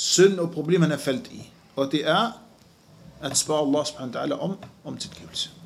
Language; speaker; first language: Danish; non-native, fluent; Arabic